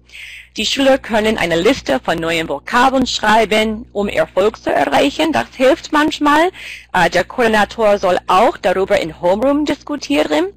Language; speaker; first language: German; non-native, fluent; English